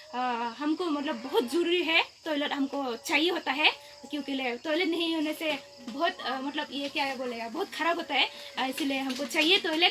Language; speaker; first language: Hindi; non-native, local second language; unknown